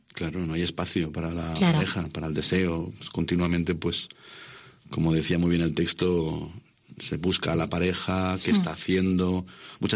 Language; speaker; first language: Spanish; native; Spanish